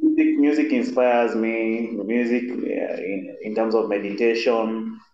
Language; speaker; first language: English; non-native, local second language; Kamba